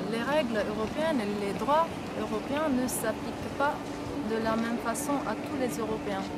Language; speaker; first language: French; non-native, fluent; Romanian